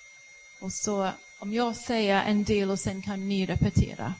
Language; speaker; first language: Swedish; non-native, fluent; English